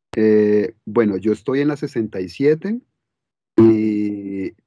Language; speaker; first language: Spanish; native; Spanish